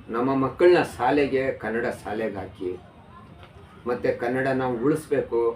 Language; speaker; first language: Kannada; non-native, local second language; Urdu